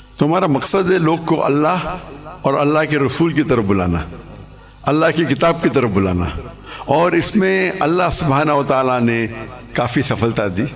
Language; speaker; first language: Urdu; non-native, local second language; English